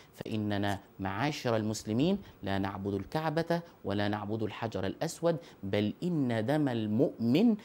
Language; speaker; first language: Arabic; native; Arabic